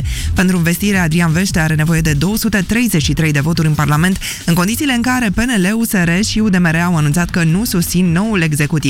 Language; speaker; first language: Romanian; native; Romanian